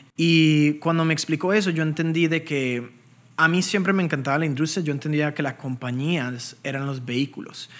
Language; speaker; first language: Spanish; early bilingual, heritage; Spanish